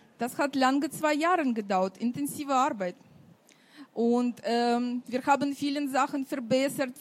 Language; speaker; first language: German; non-native, fluent; Russian